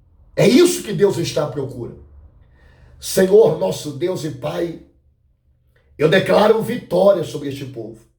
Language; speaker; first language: Portuguese; native; Portuguese